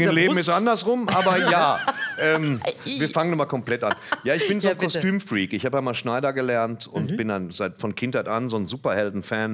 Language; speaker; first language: German; native; German